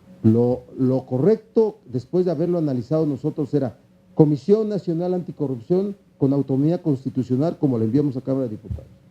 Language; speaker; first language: Spanish; native; Spanish